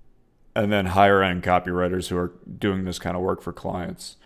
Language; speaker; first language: English; native; English